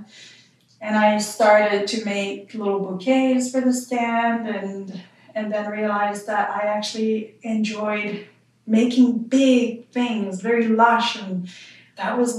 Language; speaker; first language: English; non-native, fluent; French